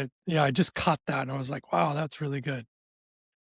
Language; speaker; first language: English; native; English